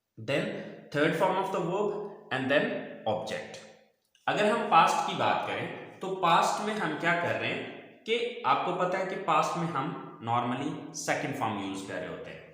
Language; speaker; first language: Urdu; non-native, local second language; Punjabi